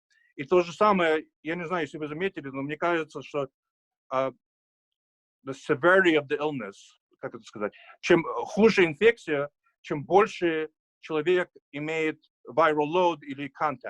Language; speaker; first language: Russian; early bilingual, heritage; Russian